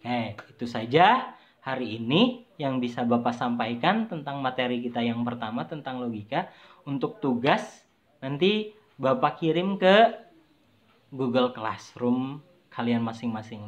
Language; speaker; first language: Indonesian; native; Indonesian